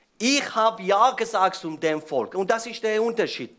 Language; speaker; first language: German; non-native, fluent; Persian